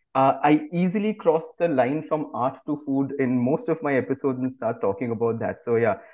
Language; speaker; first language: English; non-native, local second language; Bangla